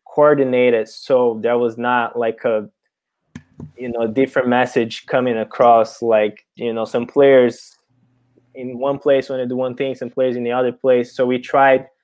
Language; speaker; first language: English; non-native, fluent; Portuguese